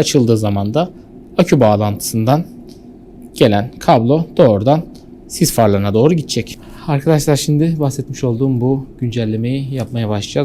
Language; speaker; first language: Turkish; native; Turkish